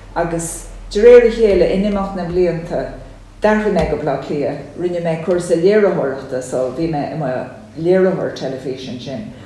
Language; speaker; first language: Irish; native; Irish